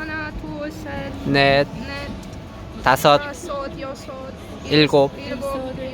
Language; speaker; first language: Korean; non-native, learner; Ukrainian